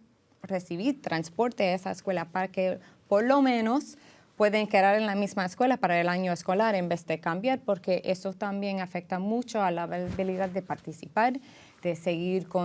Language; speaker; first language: Spanish; early bilingual, heritage; English